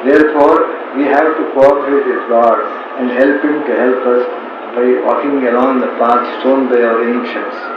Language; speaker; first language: English; non-native, local second language; Hindi